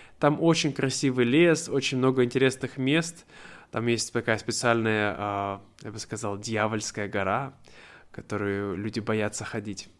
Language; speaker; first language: Russian; native; Russian